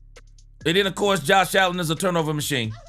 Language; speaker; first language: English; native; English